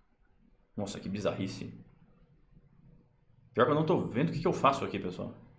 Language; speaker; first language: Portuguese; native; Portuguese